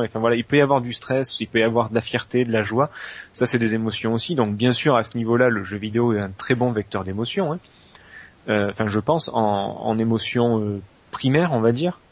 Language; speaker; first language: French; native; French